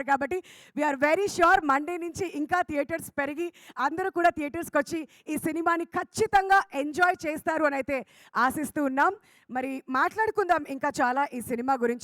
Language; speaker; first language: Telugu; native; Telugu